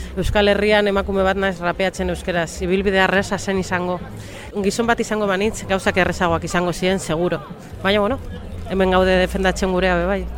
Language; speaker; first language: Basque; non-native, local second language; Spanish